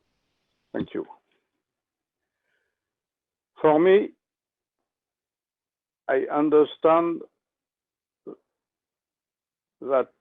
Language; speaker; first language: English; non-native, learner; French